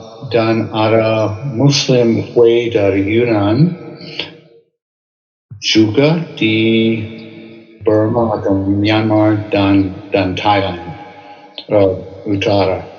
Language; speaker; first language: Indonesian; non-native, fluent; English